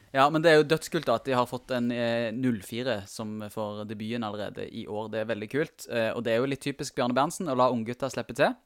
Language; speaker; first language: Norwegian; native; Norwegian